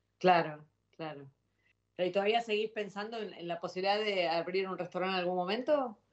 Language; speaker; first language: Spanish; native; Spanish